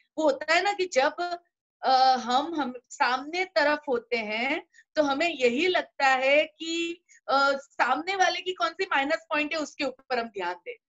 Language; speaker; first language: Hindi; non-native, local second language; Gujarati